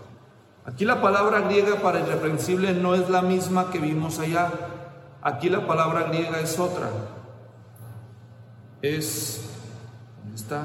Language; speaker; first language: Spanish; native; Spanish